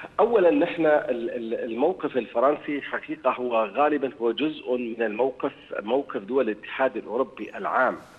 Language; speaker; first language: Arabic; native; Arabic